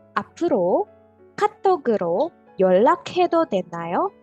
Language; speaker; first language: Korean; non-native, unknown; Indonesian